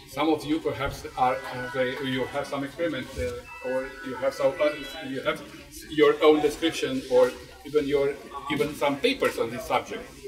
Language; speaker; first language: English; non-native, fluent; Romanian